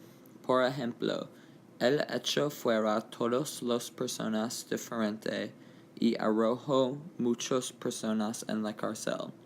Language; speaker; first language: Spanish; non-native, learner; English